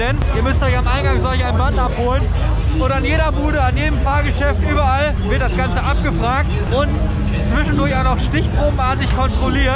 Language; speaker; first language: German; native; German